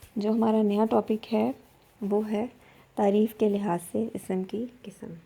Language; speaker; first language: Urdu; native; Urdu